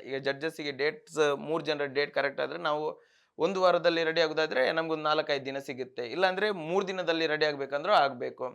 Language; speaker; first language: Kannada; non-native, local second language; Tulu